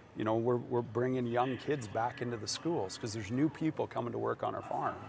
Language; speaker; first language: English; native; English